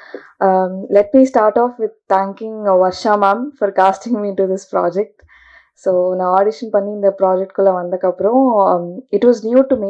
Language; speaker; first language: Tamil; non-native, learner; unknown